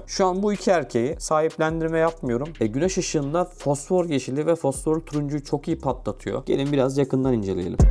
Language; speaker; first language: Turkish; native; Turkish